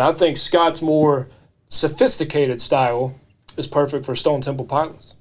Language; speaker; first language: English; native; English